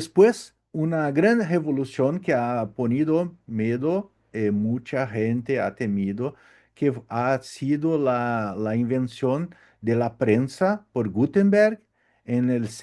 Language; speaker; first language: Spanish; non-native, learner; Portuguese